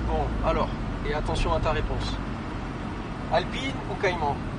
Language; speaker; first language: French; native; French